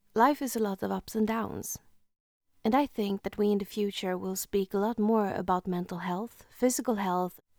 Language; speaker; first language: English; non-native, fluent; Swedish